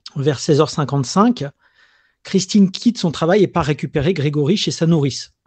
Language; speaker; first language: French; native; French